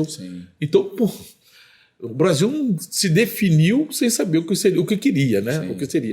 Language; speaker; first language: Portuguese; native; Portuguese